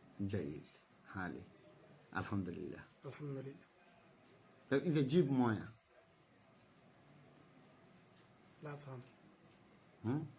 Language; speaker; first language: Arabic; non-native, learner; Bangla